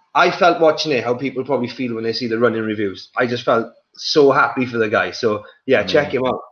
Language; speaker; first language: English; native; English